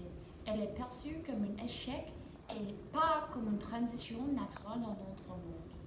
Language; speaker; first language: French; non-native, learner; English